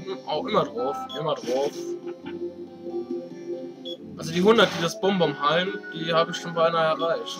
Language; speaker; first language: German; native; German